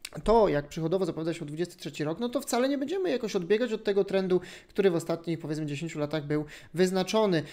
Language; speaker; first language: Polish; native; Polish